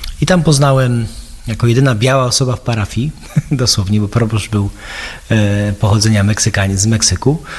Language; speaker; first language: Polish; early bilingual, heritage; Polish